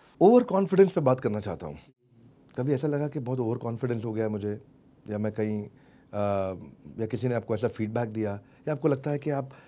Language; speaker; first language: Hindi; native; Hindi